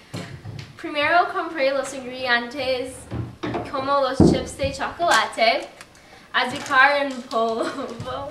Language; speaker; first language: Spanish; non-native, learner; English